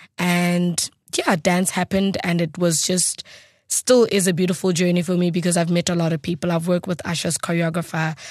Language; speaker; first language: English; non-native, local second language; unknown